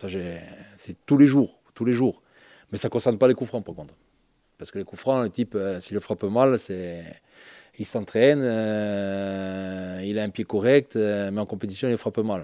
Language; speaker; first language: French; native; French